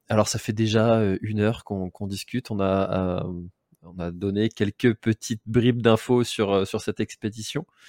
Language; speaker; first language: French; native; French